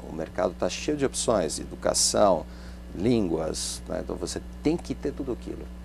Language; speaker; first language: Portuguese; non-native, fluent; Spanish